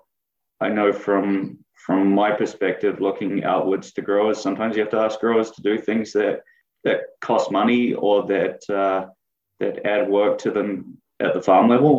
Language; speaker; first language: English; native; English